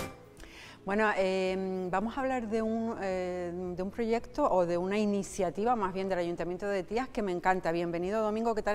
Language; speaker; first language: Spanish; native; Spanish